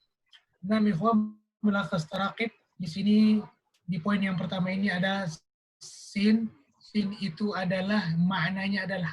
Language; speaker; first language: Indonesian; native; Indonesian